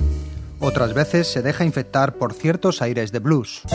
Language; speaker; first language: Spanish; native; Spanish